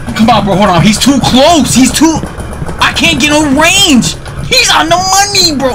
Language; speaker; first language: English; native; English